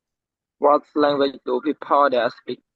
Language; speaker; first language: English; non-native, learner; Khmer